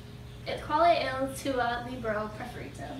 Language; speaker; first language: Italian; non-native, learner; English